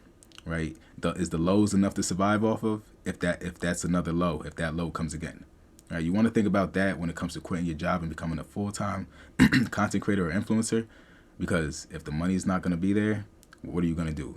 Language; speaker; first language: English; native; English